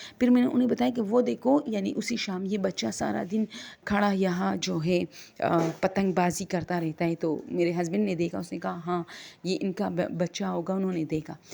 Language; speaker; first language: Urdu; non-native, local second language; Pashto